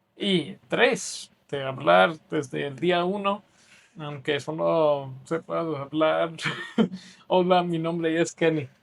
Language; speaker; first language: Spanish; non-native, fluent; English